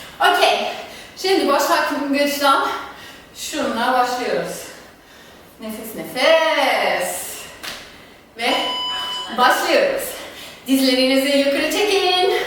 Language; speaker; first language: Turkish; non-native, fluent; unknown